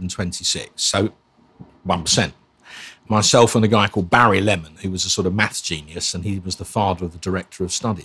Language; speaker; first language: English; native; English